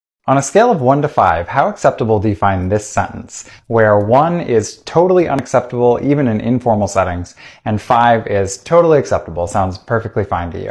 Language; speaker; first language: English; native; English